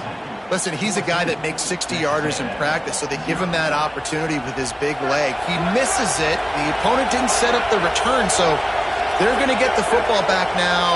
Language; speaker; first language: English; native; English